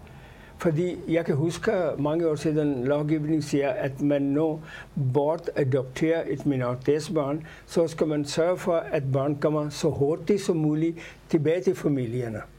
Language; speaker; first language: Danish; non-native, fluent; Urdu